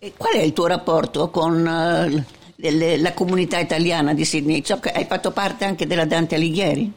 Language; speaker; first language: Italian; early bilingual, heritage; English